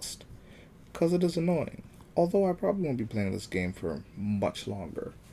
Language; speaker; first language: English; native; English